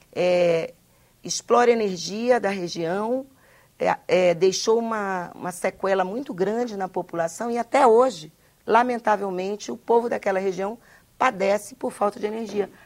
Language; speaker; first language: Portuguese; native; Portuguese